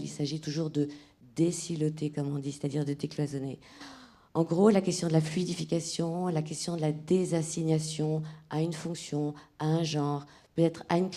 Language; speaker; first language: French; native; French